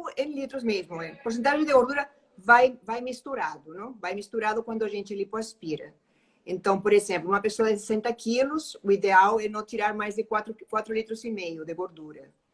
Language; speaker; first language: Portuguese; non-native, fluent; Spanish